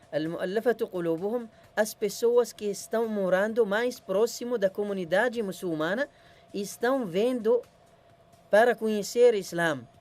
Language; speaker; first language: Portuguese; non-native, learner; Arabic